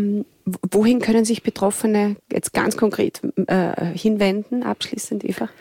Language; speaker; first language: German; native; German